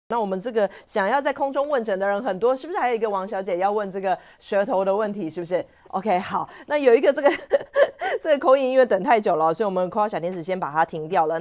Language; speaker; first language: Chinese; native; Chinese